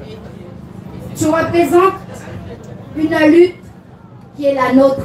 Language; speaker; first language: French; native; French